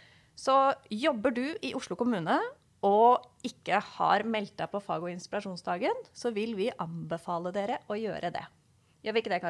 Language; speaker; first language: Norwegian; native; Norwegian